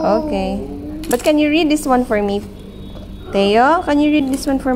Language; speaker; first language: English; non-native, local second language; Filipino